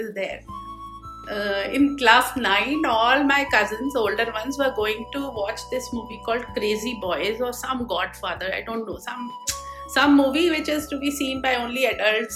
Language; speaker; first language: English; non-native, local second language; Hindi